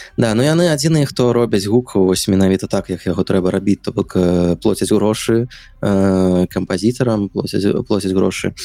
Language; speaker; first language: Belarusian; non-native, local second language; Russian